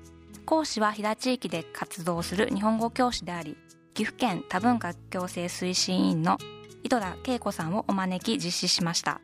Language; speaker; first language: Japanese; native; Japanese